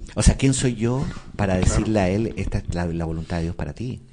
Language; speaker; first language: Spanish; native; Spanish